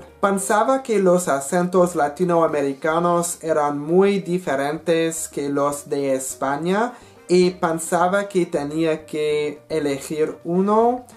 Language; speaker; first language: Spanish; non-native, learner; English